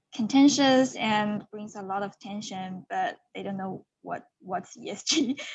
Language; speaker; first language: English; non-native, fluent; Chinese